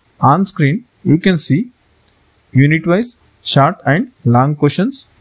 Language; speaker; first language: English; non-native, local second language; Urdu